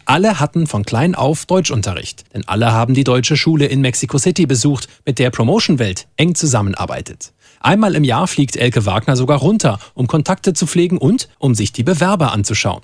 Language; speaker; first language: German; native; German